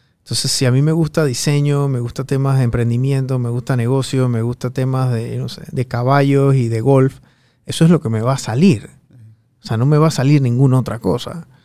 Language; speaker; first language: Spanish; native; Spanish